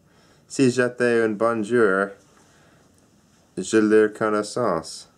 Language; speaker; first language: French; non-native, learner; English